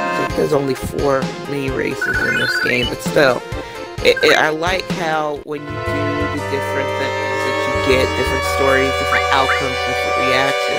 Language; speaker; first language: English; native; English